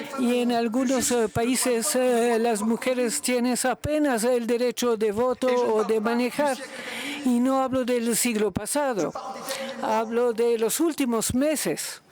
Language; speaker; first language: Spanish; non-native, fluent; Luxembourgish